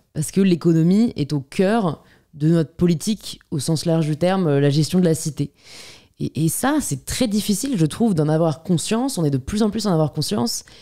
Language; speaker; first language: French; native; French